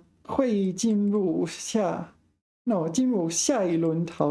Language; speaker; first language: Chinese; non-native, fluent; English